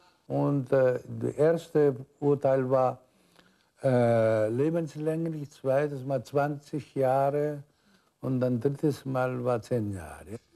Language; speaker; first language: German; non-native, fluent; Korean